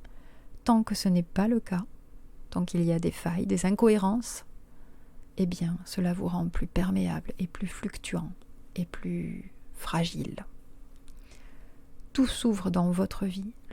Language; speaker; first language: French; native; French